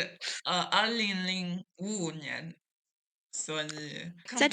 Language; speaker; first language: Chinese; non-native, learner; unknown